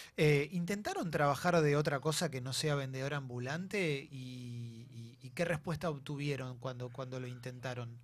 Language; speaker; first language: Spanish; native; Spanish